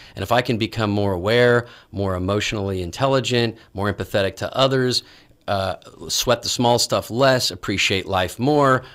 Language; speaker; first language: English; native; English